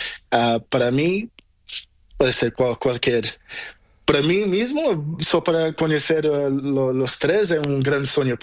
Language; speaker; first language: Spanish; non-native, learner; Portuguese